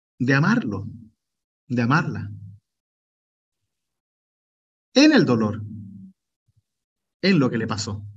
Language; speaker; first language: Spanish; native; Spanish